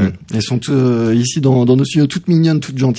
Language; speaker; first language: French; native; French